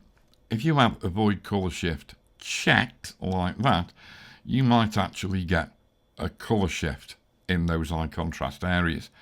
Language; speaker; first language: English; native; English